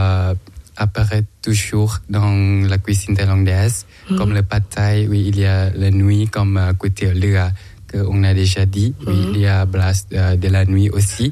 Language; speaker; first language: French; non-native, learner; Thai